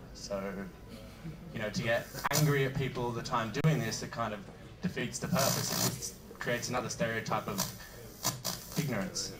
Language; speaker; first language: English; native; English